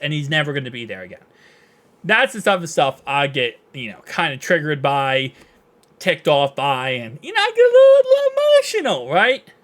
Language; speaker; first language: English; native; English